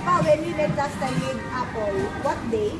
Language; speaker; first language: English; non-native, local second language; Filipino